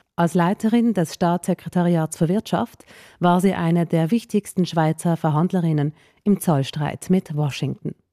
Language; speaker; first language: German; native; German